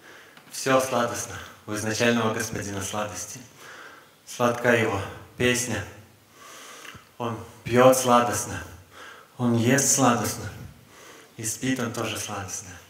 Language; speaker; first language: Russian; native; Russian